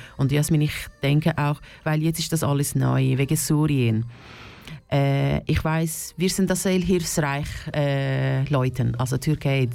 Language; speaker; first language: German; non-native, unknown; Turkish